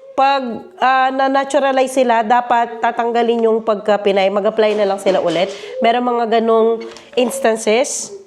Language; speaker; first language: Filipino; native; Filipino